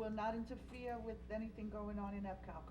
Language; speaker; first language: English; native; English